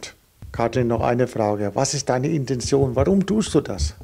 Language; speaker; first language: German; native; German